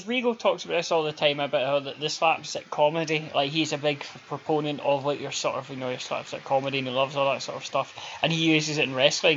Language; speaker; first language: English; native; English